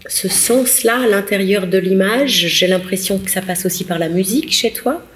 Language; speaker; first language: French; native; French